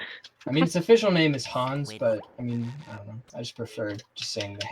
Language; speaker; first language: English; native; English